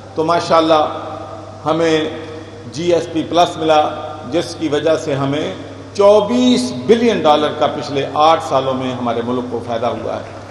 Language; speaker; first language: Urdu; non-native, local second language; Punjabi